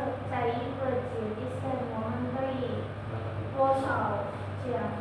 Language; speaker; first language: Chinese; non-native, learner; Indonesian